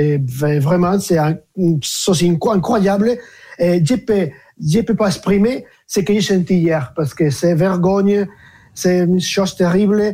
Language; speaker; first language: French; non-native, fluent; Spanish